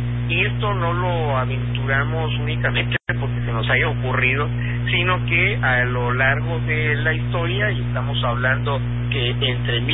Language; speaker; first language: Spanish; native; Spanish